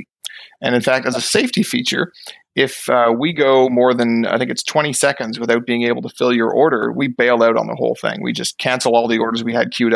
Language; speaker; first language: English; native; English